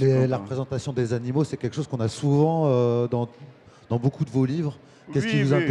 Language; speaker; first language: French; native; French